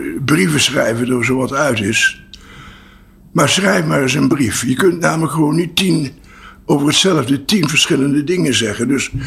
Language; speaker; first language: Dutch; native; Dutch